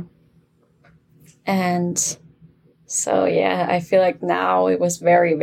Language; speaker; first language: English; non-native, fluent; German